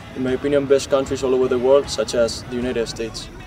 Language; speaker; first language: English; non-native, learner; Spanish